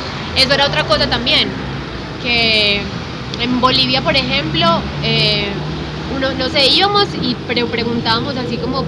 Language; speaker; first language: Spanish; native; Spanish